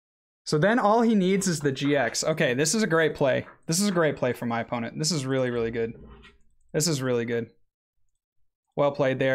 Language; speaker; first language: English; native; English